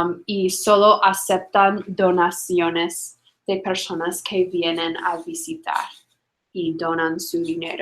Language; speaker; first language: Spanish; non-native, fluent; English